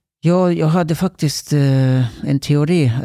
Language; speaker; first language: Swedish; early bilingual, other home language; Turkish